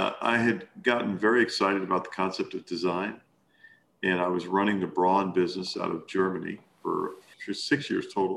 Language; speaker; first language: English; native; English